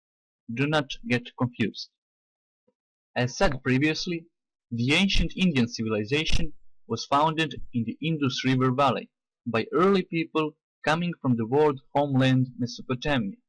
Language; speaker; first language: English; non-native, fluent; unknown